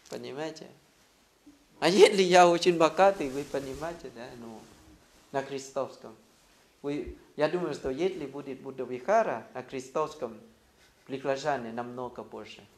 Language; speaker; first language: Russian; non-native, fluent; Thai